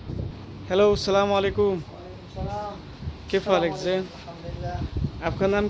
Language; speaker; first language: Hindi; non-native, learner; Nepali